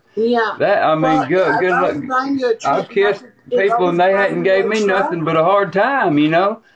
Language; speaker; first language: English; native; English